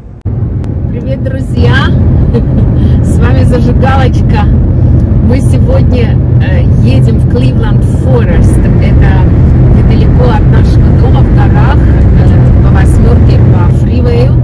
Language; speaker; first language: Russian; native; Russian